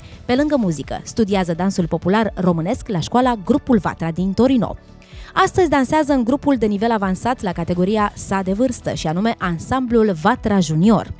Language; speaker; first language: Romanian; native; Romanian